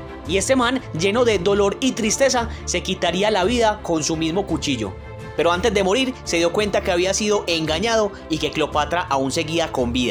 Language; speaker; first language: Spanish; native; Spanish